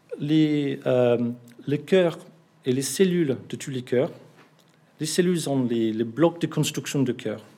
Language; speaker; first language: French; non-native, fluent; English